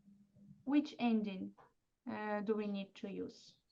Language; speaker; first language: English; non-native, fluent; Russian